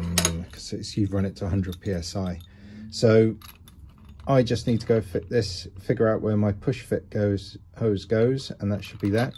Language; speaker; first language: English; native; English